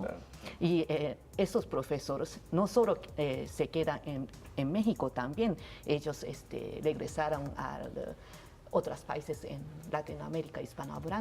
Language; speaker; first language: Spanish; non-native, learner; Japanese